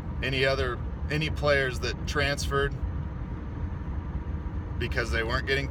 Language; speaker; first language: English; native; English